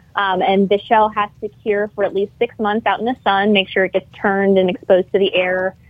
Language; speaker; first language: English; native; English